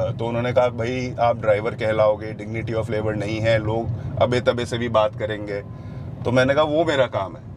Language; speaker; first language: Hindi; native; Hindi